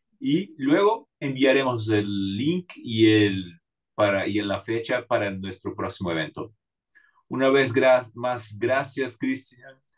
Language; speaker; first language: Spanish; non-native, fluent; Portuguese